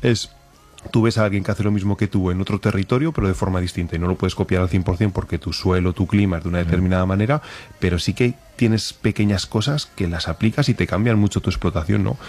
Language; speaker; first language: Spanish; native; Spanish